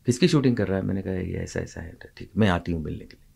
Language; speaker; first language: Hindi; non-native, local second language; Marathi